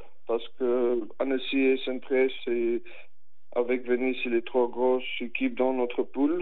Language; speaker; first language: French; non-native, fluent; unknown